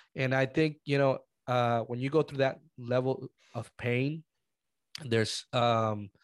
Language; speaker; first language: English; early bilingual, other home language; Spanish